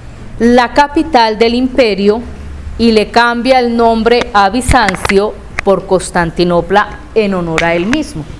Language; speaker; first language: Spanish; native; Spanish